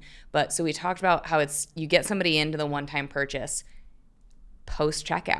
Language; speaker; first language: English; native; English